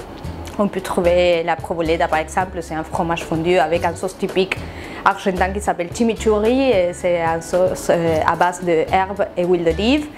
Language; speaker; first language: French; non-native, fluent; Spanish